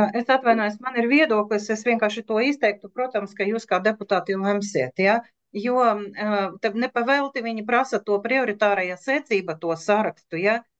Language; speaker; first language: Latvian; non-native, local second language; Russian